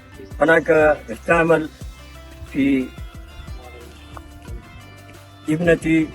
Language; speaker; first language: Arabic; non-native, fluent; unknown